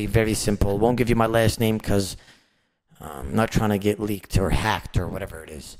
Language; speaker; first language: English; native; English